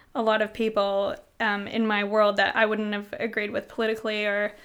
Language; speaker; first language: English; native; English